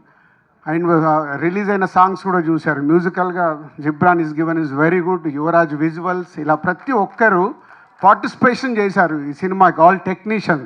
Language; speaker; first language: Telugu; native; Telugu